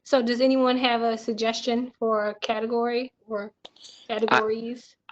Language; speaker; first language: English; native; English